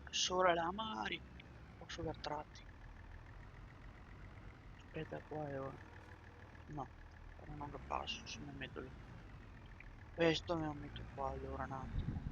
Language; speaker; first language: Italian; native; Italian